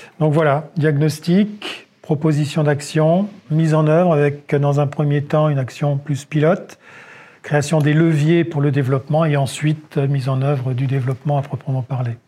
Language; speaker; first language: French; native; French